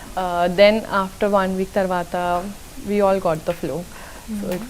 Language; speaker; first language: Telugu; non-native, local second language; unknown